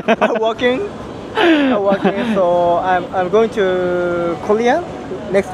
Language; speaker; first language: English; non-native, learner; Japanese